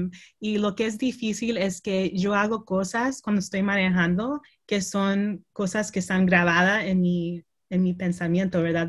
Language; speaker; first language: Spanish; early bilingual, heritage; Spanish